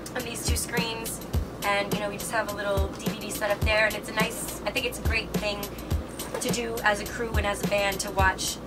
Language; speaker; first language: English; native; English